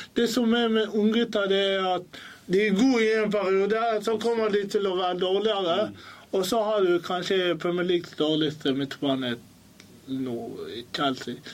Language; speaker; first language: Norwegian; early bilingual, other home language; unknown